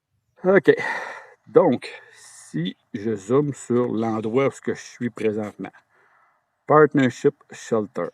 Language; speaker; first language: French; native; French